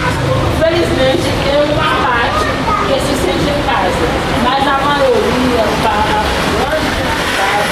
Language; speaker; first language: Portuguese; non-native, learner; Haitian Creole